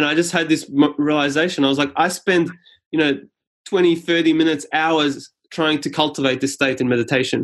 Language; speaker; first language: English; non-native, local second language; Serbian